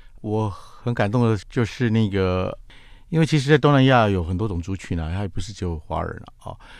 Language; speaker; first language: Chinese; native; Chinese